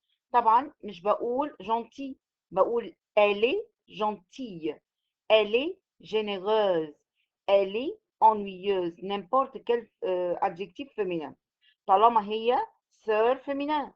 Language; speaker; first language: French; non-native, fluent; Arabic